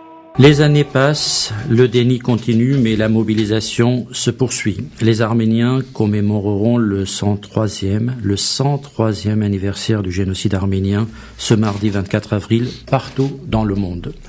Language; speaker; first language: French; native; French